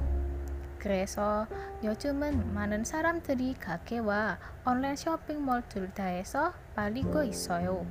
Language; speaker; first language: Korean; non-native, learner; Indonesian